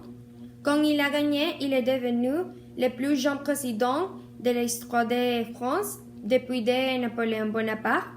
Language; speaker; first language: French; non-native, learner; Spanish